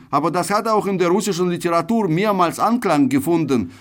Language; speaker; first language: German; non-native, fluent; Russian